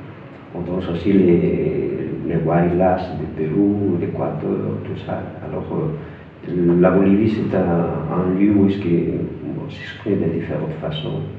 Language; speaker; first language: French; non-native, fluent; Spanish